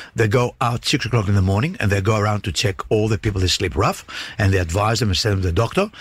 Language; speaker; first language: English; non-native, fluent; Greek